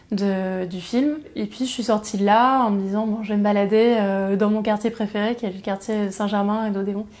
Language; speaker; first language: French; native; French